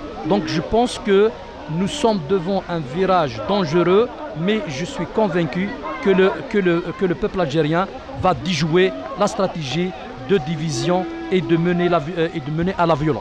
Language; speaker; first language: French; non-native, local second language; Arabic